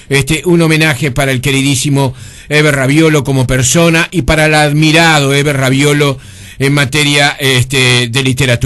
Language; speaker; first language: Spanish; native; Spanish